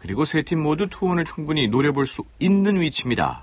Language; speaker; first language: Korean; native; Korean